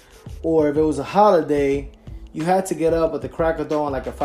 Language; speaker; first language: English; native; English